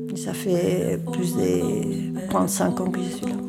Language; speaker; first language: French; non-native, fluent; Spanish